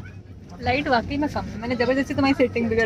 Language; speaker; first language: Hindi; native; Hindi